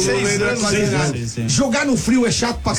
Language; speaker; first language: Portuguese; native; Portuguese